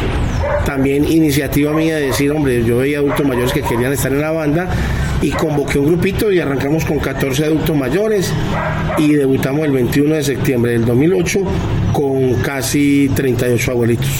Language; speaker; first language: Spanish; native; Spanish